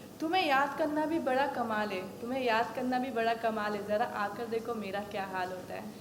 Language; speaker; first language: Hindi; native; Hindi